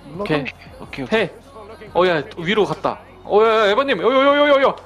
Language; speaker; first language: Korean; native; Korean